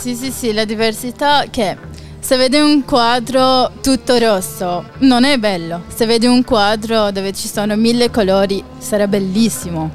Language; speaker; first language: Italian; non-native, fluent; Arabic